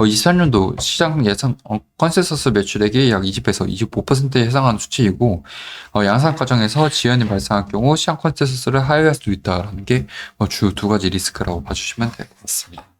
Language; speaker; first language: Korean; native; Korean